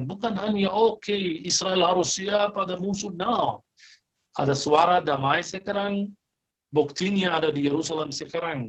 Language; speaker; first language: Indonesian; non-native, fluent; Arabic